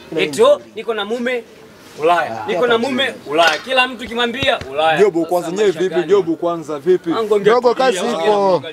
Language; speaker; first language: Swahili; native; Swahili